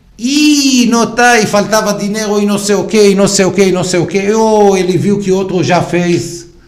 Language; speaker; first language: Portuguese; non-native, fluent; Hebrew